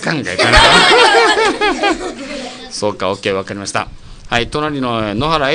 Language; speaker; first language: Japanese; native; Japanese